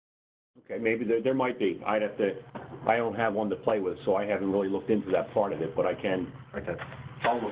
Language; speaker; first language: English; native; English